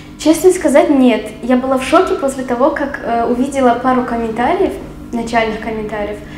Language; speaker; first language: Russian; non-native, local second language; Tajik